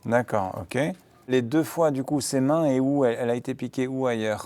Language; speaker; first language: French; native; French